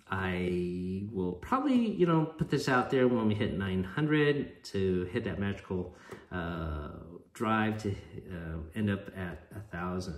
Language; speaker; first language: English; native; English